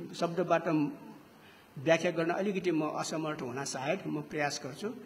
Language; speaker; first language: Nepali; non-native, local second language; Newari